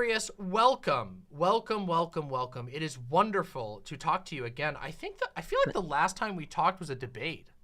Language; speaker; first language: English; native; English